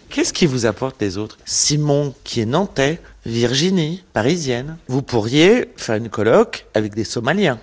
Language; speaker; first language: French; native; French